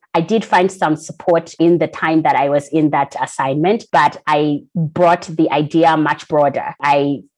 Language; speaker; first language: English; non-native, local second language; Shona